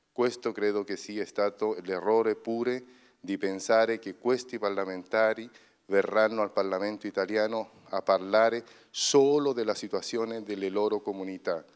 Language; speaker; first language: Italian; non-native, fluent; Spanish